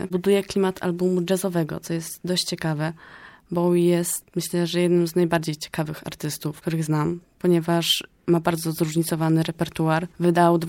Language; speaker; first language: Polish; native; Polish